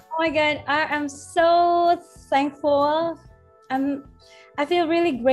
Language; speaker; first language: English; non-native, local second language; Indonesian